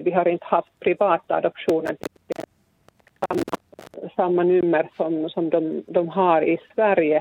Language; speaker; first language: Swedish; non-native, local second language; Finnish